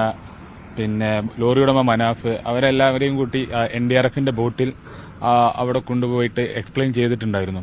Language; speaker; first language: Malayalam; native; Malayalam